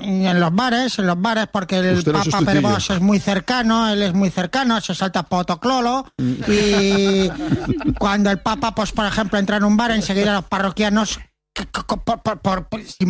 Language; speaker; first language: Spanish; native; Spanish